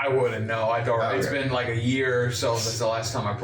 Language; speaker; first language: English; native; English